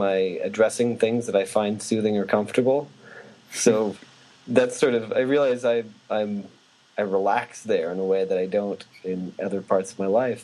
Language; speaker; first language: English; native; English